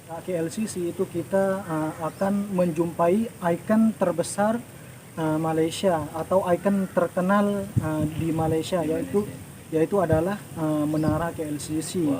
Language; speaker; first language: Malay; non-native, local second language; Indonesian